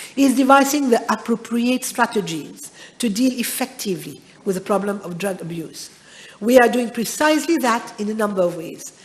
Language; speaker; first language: English; non-native, local second language; Morisyen